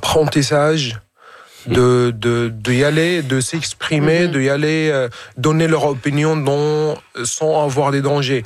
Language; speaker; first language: French; non-native, fluent; Arabic